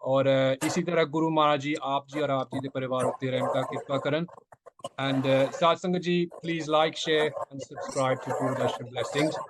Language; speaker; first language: Hindi; non-native, local second language; Punjabi